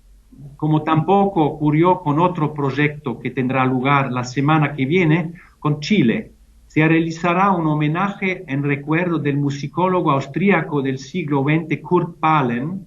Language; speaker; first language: Spanish; non-native, fluent; German